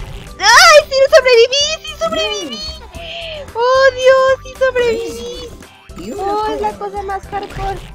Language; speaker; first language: Spanish; native; Spanish